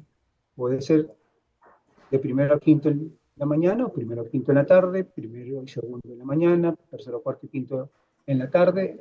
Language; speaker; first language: Spanish; native; Spanish